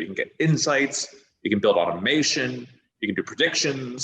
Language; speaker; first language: English; native; English